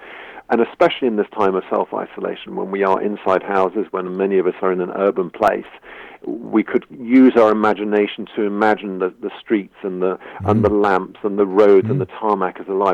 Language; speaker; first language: English; native; English